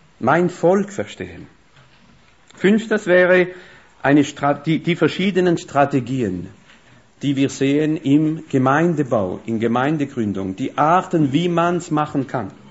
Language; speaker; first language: German; non-native, fluent; French